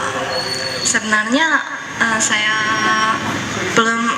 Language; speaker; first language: Indonesian; non-native, learner; Japanese